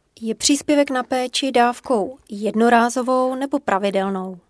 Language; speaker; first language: Czech; native; Czech